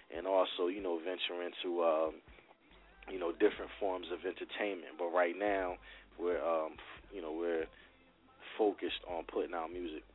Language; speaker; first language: English; native; English